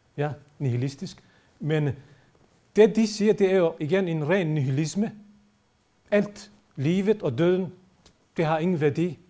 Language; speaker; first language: Danish; non-native, fluent; Bosnian